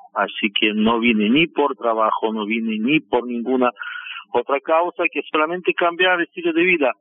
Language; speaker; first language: Spanish; non-native, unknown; Russian